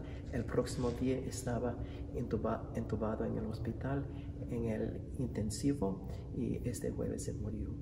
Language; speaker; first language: Spanish; non-native, fluent; English